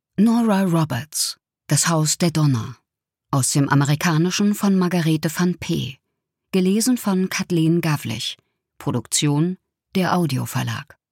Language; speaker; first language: German; native; German